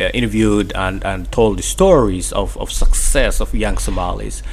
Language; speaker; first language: English; non-native, fluent; Somali